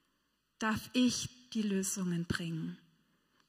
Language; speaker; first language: German; native; German